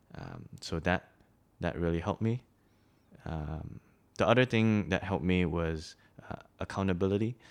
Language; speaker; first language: English; non-native, local second language; Chinese